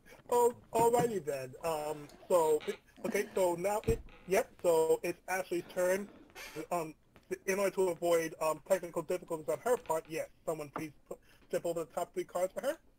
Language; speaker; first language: English; native; English